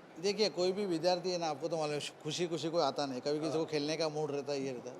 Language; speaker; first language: Hindi; non-native, local second language; Marathi